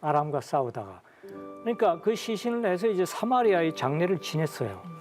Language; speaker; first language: Korean; native; Korean